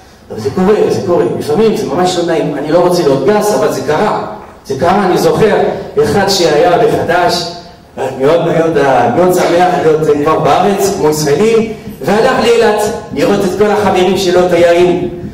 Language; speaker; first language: Hebrew; non-native, fluent; French